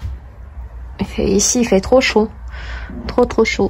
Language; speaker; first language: French; non-native, fluent; Russian